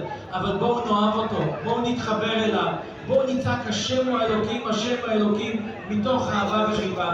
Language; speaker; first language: Hebrew; native; Hebrew